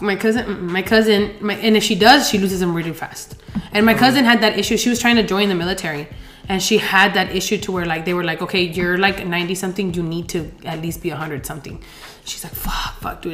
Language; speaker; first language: English; early bilingual, other home language; Spanish